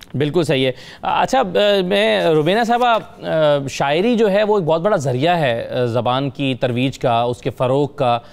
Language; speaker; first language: Urdu; native; Urdu